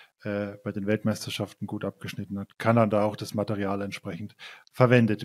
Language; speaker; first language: German; native; German